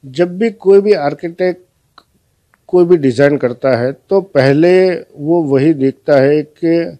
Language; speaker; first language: Hindi; non-native, local second language; Gujarati